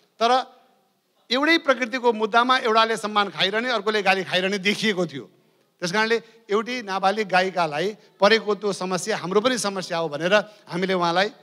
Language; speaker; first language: Nepali; native; Nepali